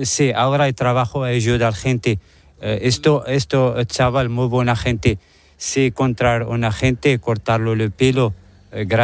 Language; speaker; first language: Spanish; non-native, learner; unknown